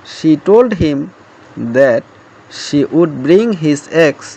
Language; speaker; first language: English; non-native, local second language; Assamese